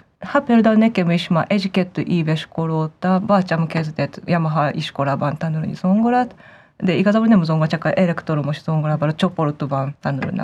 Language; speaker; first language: Hungarian; non-native, fluent; Japanese